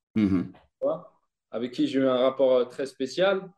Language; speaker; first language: French; native; French